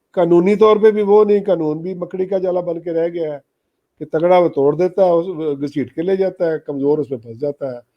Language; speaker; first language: Urdu; non-native, local second language; Punjabi